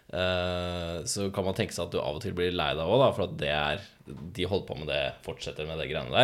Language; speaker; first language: Norwegian; native; Norwegian